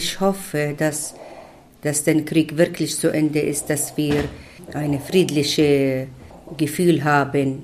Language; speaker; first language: German; non-native, fluent; Arabic